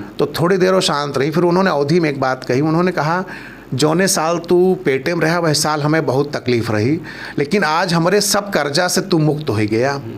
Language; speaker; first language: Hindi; non-native, local second language; Awadhi